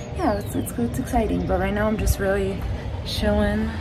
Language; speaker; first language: English; early bilingual, other home language; Spanish